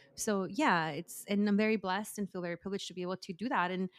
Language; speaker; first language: English; early bilingual, other home language; Spanish